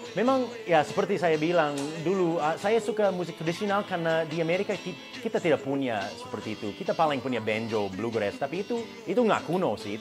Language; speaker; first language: Indonesian; non-native, fluent; English